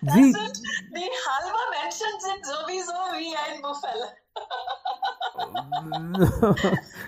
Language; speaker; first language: German; non-native, fluent; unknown